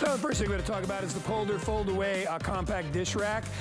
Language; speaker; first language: English; native; English